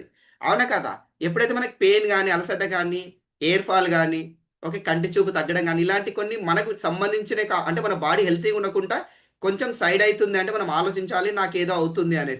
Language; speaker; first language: Telugu; native; Telugu